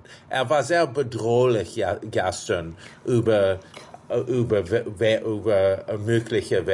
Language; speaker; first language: German; non-native, fluent; English